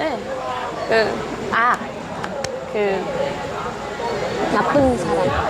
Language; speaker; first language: Korean; non-native, learner; Vietnamese